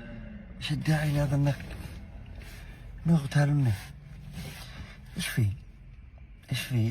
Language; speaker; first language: Arabic; native; Arabic